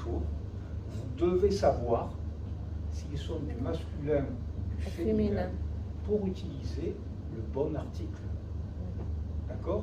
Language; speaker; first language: French; native; French